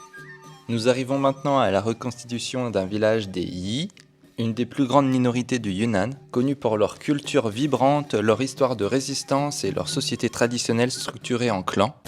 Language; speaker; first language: French; native; French